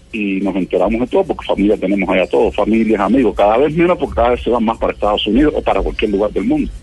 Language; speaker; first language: Spanish; native; Spanish